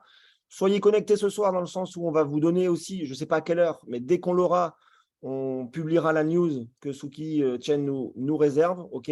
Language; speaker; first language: French; native; French